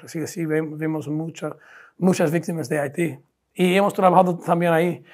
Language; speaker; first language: Spanish; non-native, fluent; English